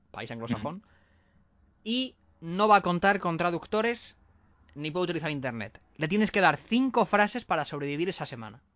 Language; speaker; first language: Spanish; native; Spanish